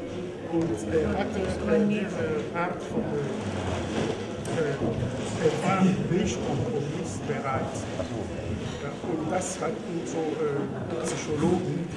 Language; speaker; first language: German; non-native, fluent; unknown